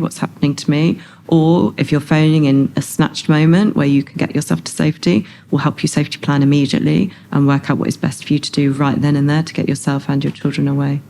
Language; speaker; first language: English; native; English